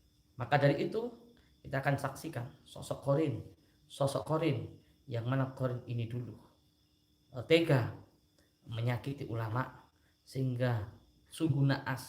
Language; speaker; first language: Indonesian; native; Indonesian